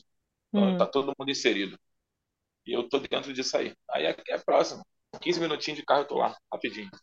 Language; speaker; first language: Portuguese; native; Portuguese